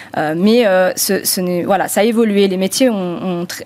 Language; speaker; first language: French; non-native, fluent; Romanian